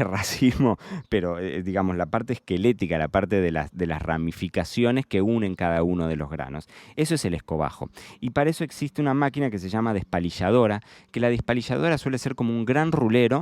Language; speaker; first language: Spanish; native; Spanish